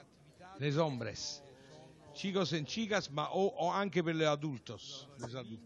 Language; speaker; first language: Spanish; non-native, learner; Italian